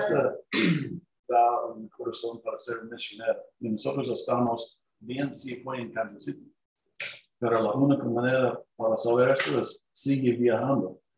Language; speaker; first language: Spanish; non-native, learner; English